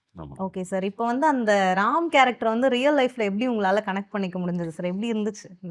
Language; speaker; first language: Tamil; native; Tamil